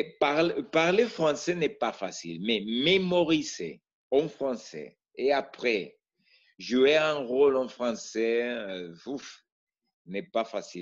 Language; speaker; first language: French; non-native, learner; Spanish